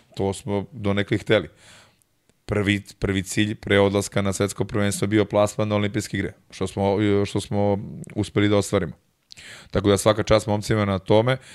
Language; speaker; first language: Serbian; native; Serbian